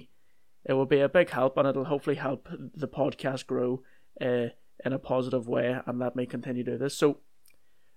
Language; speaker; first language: English; native; English